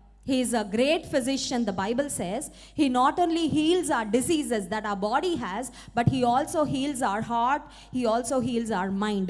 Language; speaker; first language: English; non-native, local second language; Telugu